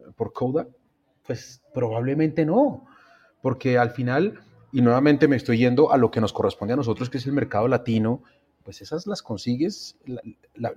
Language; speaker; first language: Spanish; native; Spanish